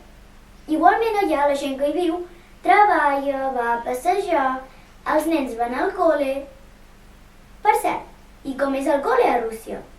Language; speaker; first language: Catalan; early bilingual, other home language; Russian